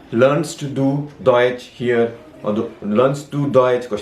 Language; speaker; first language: German; non-native, fluent; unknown